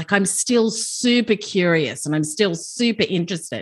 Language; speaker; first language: English; native; English